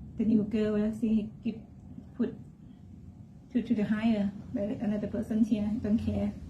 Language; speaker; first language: English; non-native, learner; Thai